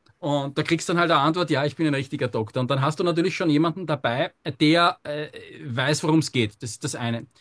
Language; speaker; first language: German; native; German